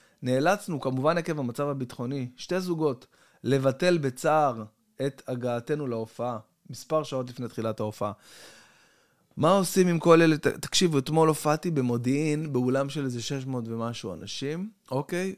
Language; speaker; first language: Hebrew; native; Hebrew